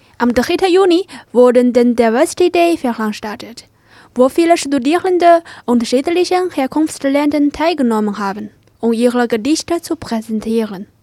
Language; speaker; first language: German; non-native, fluent; Chinese